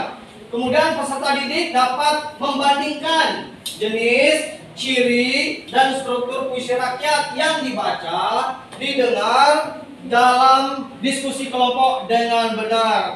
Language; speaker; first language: Indonesian; native; Indonesian